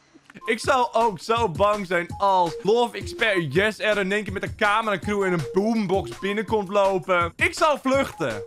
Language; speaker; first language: Dutch; native; Dutch